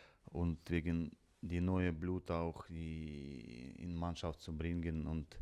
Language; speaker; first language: German; non-native, learner; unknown